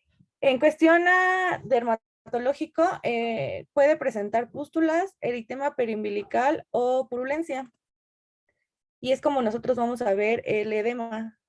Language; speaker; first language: Spanish; native; Spanish